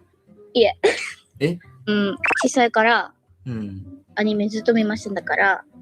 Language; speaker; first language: Japanese; non-native, learner; Indonesian